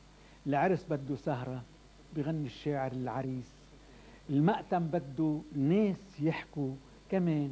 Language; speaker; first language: Arabic; native; Arabic